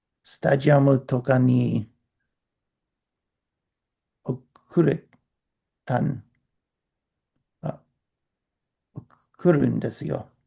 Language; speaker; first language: Japanese; non-native, learner; English